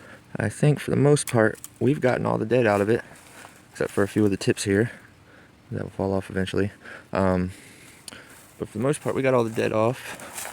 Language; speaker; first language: English; native; English